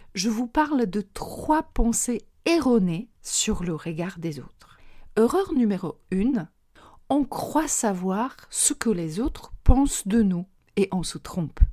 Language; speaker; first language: French; non-native, fluent; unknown